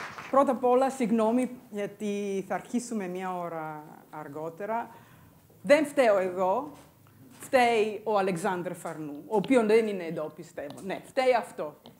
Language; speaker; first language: Greek; non-native, learner; Italian